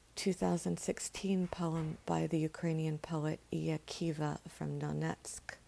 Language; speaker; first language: English; native; English